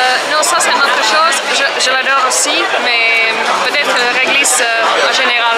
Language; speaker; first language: French; non-native, fluent; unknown